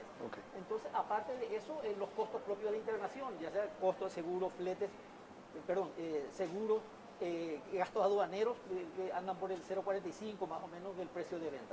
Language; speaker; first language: Spanish; native; Spanish